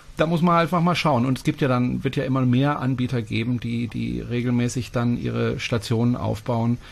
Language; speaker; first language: German; non-native, fluent; French